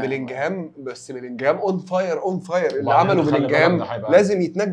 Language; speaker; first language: Arabic; native; Arabic